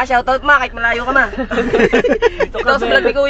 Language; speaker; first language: Filipino; native; Filipino